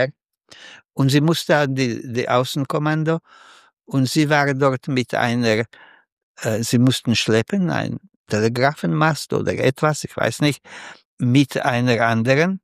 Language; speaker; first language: German; non-native, fluent; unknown